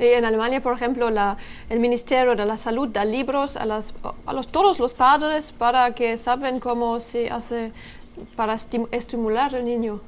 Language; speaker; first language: Spanish; non-native, learner; French